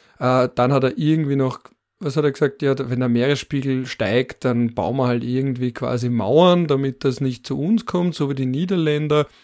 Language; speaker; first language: German; native; German